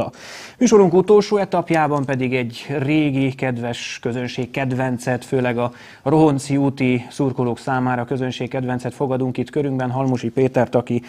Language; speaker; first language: Hungarian; native; Hungarian